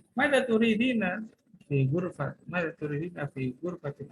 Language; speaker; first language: Arabic; non-native, fluent; Indonesian